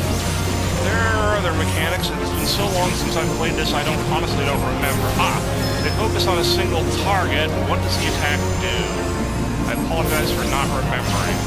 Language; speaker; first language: English; native; English